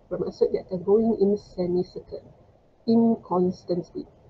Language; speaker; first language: English; non-native, local second language; Malay